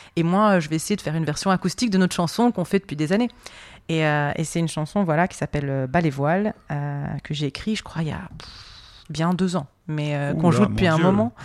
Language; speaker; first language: French; native; French